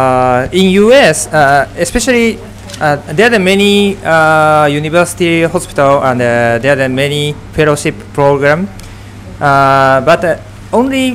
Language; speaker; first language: English; non-native, fluent; Japanese